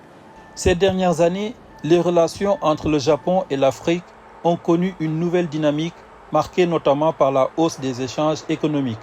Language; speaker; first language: French; native; French